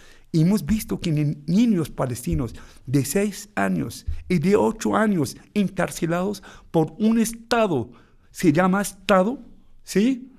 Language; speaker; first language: Spanish; non-native, fluent; Arabic